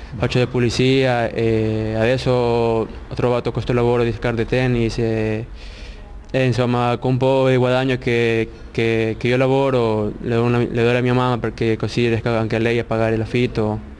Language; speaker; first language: Italian; non-native, learner; Spanish